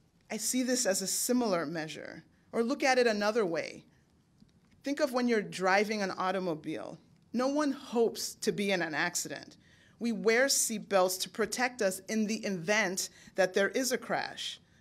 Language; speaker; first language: English; native; English